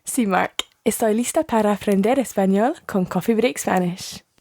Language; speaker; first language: Spanish; non-native, learner; English